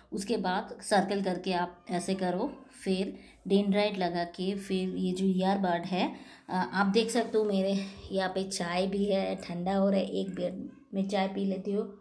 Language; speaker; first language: Hindi; non-native, local second language; Bangla